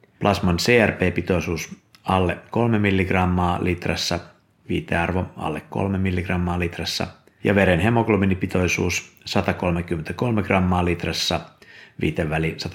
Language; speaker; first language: Finnish; native; Finnish